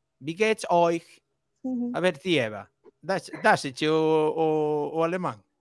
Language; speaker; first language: Galician; native; Galician